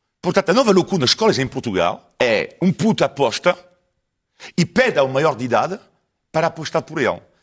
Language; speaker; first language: Portuguese; non-native, fluent; French